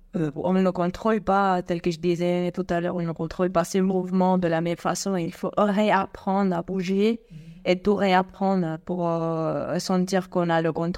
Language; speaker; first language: French; non-native, fluent; Spanish